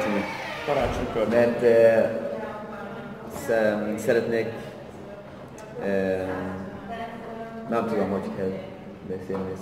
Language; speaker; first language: Hungarian; non-native, learner; Swedish